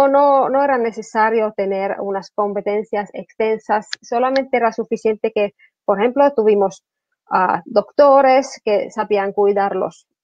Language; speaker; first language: Spanish; non-native, fluent; Finnish